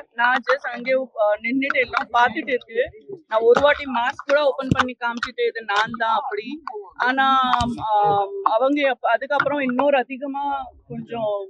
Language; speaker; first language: Tamil; non-native, fluent; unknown